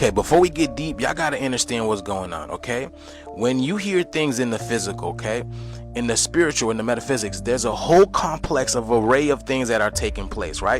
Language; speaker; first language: English; native; English